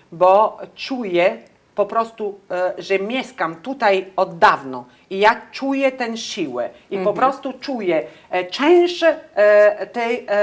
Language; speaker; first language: Polish; non-native, learner; Italian